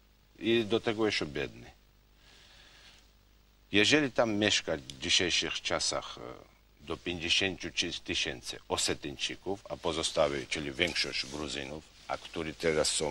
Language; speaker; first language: Polish; non-native, fluent; Georgian